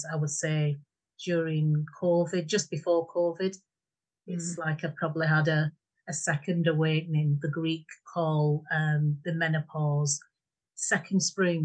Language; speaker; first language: English; native; English